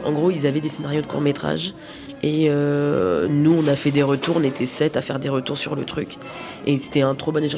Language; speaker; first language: French; native; French